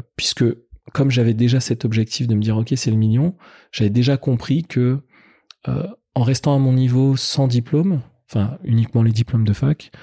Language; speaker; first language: French; native; French